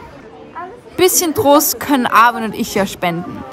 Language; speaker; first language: German; native; German